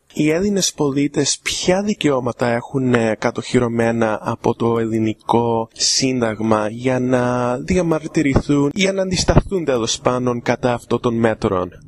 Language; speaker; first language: Greek; early bilingual, heritage; Greek